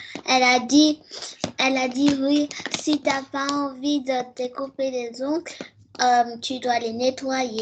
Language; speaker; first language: French; early bilingual, heritage; French